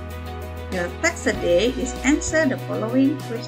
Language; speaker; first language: English; non-native, fluent; Indonesian